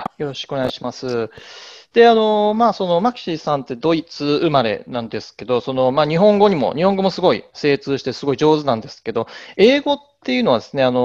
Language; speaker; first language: Japanese; native; Japanese